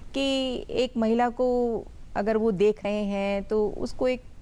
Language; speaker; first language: Hindi; native; Hindi